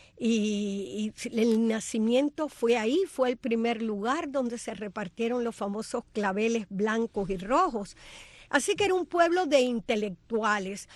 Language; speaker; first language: Spanish; native; Spanish